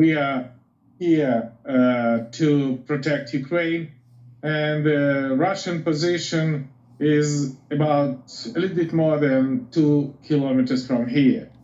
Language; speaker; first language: English; non-native, fluent; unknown